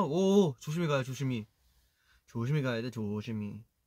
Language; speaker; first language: Korean; early bilingual, heritage; Korean